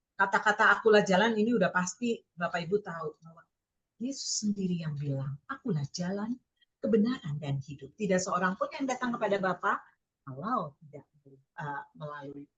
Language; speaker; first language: Indonesian; native; Indonesian